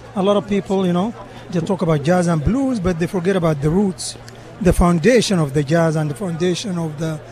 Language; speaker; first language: English; non-native, fluent; Arabic